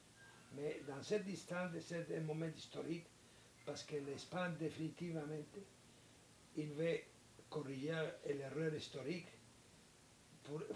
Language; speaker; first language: French; non-native, learner; Spanish